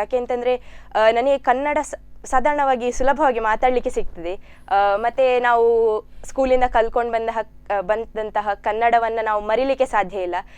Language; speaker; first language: Kannada; non-native, local second language; Tulu